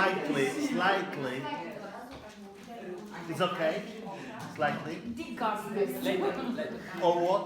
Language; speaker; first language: English; non-native, learner; Polish